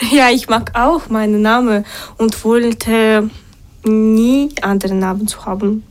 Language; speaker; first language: German; non-native, learner; Ukrainian